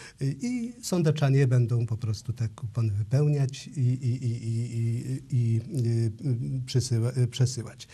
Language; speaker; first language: Polish; native; Polish